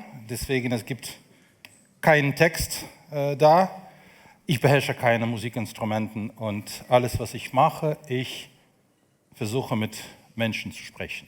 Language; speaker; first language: German; non-native, fluent; Ukrainian